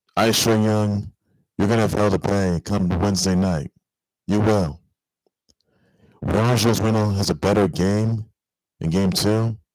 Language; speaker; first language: English; native; English